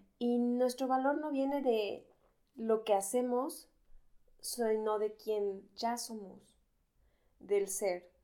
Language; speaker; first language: Spanish; native; Spanish